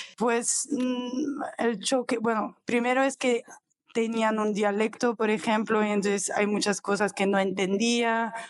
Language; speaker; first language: Spanish; non-native, fluent; French